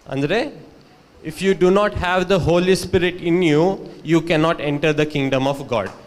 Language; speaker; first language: English; non-native, local second language; Kannada